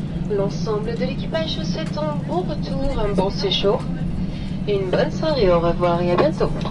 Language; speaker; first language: French; native; French